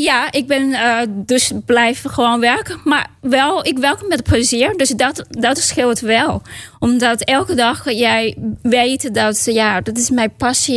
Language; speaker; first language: Dutch; non-native, learner; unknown